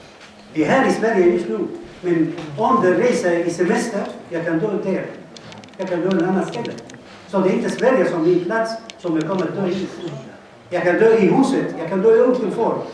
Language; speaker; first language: Swedish; non-native, fluent; Arabic